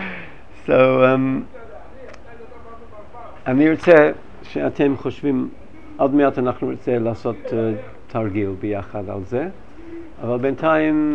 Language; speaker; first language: Hebrew; non-native, fluent; English